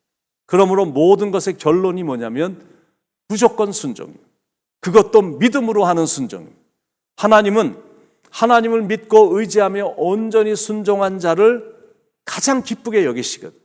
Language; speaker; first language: Korean; native; Korean